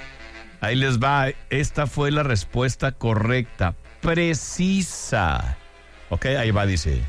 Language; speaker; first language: Spanish; native; Spanish